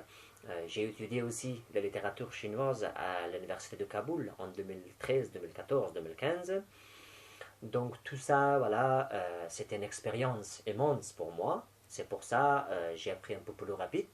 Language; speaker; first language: French; non-native, fluent; Persian